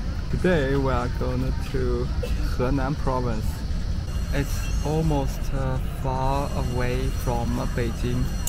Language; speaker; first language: English; non-native, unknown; Chinese